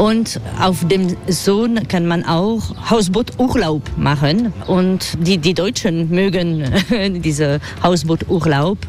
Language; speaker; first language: German; non-native, fluent; French